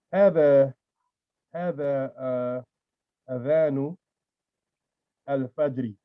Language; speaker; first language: Arabic; non-native, learner; English